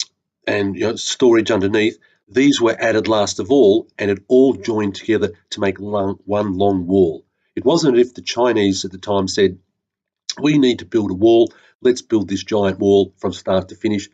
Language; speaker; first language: English; native; English